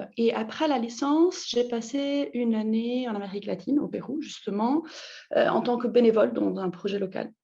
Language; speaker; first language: French; non-native, fluent; Italian